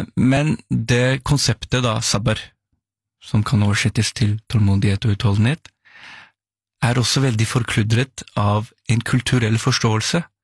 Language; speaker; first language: Norwegian; early bilingual, other home language; Urdu